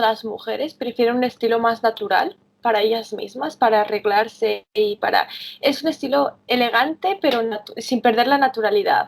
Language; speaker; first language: Spanish; early bilingual, other home language; Romanian